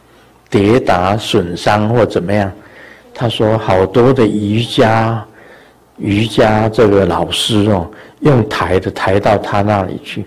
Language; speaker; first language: Chinese; native; Chinese